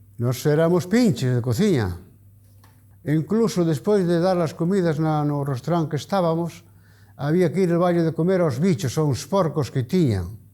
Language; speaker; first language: Galician; native; Galician